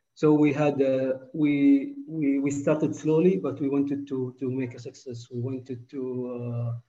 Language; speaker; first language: English; non-native, fluent; Arabic